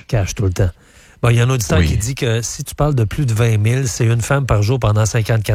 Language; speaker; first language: French; native; French